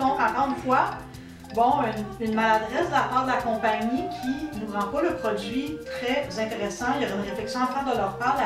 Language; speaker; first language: French; native; French